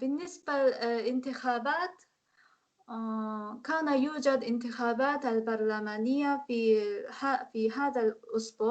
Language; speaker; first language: Arabic; non-native, learner; Korean